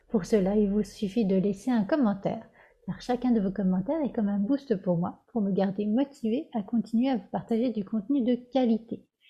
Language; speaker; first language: French; native; French